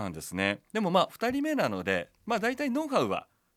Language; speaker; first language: Japanese; native; Japanese